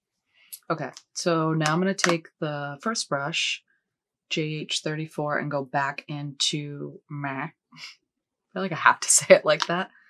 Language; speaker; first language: English; native; English